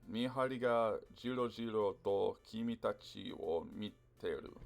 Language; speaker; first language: Japanese; non-native, learner; English